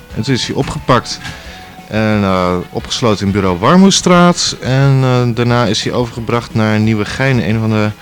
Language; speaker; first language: Dutch; native; Dutch